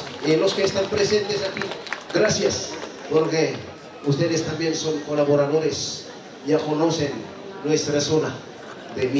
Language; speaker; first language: Spanish; non-native, fluent; Indonesian